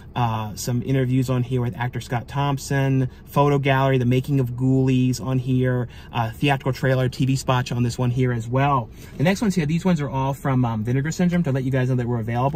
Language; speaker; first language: English; native; English